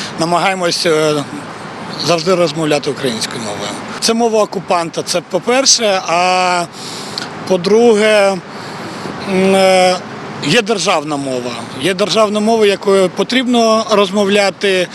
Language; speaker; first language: Ukrainian; non-native, local second language; Russian